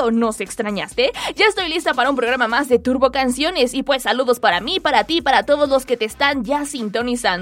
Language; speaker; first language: Spanish; native; Spanish